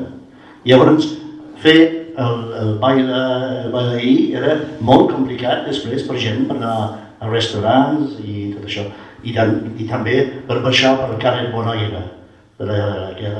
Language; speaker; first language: Catalan; non-native, fluent; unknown